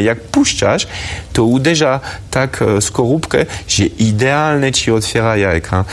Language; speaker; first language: Polish; non-native, fluent; French